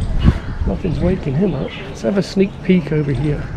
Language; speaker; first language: English; native; English